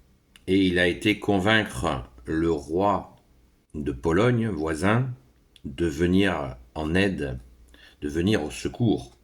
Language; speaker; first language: French; native; French